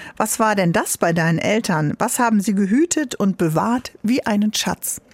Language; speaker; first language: German; native; German